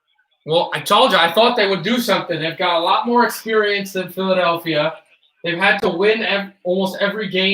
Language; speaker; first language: English; native; English